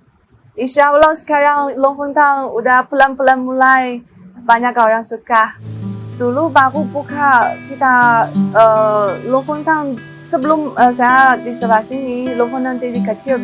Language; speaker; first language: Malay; non-native, learner; Chinese